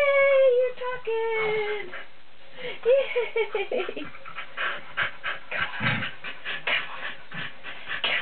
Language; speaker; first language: English; native; English